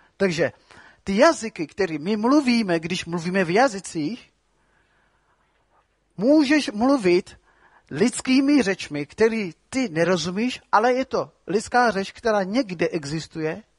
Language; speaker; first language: Czech; non-native, fluent; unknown